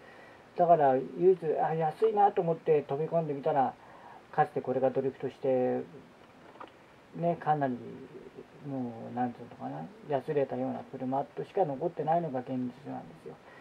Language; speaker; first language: Japanese; native; Japanese